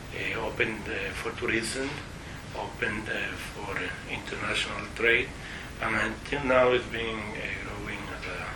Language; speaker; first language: English; non-native, fluent; Spanish